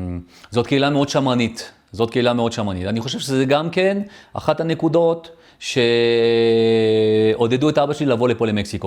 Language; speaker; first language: Hebrew; early bilingual, other home language; French